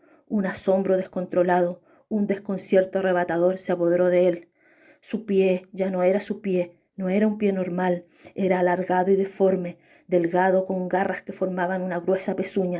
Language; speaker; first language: Spanish; native; Spanish